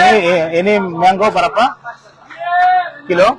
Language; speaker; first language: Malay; non-native, learner; Bangla